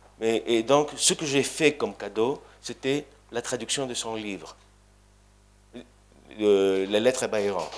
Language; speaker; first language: French; non-native, fluent; Greek